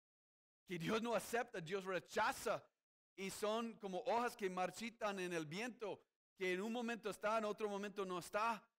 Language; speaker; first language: Spanish; non-native, fluent; English